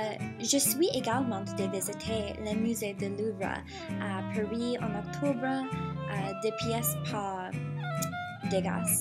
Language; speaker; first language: French; non-native, learner; English